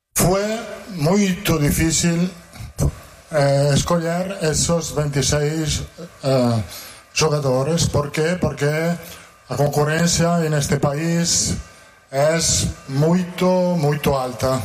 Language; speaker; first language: Portuguese; non-native, learner; Italian